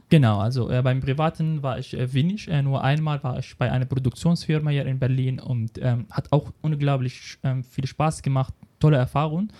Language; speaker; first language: German; non-native, fluent; Arabic